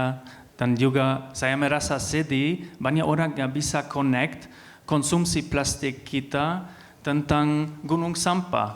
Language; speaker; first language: Indonesian; non-native, learner; German